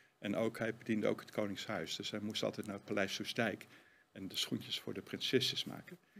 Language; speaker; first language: Dutch; native; Dutch